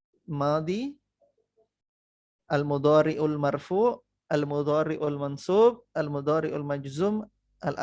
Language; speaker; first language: Arabic; non-native, fluent; Indonesian